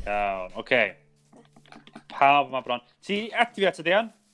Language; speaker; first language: Welsh; native; Welsh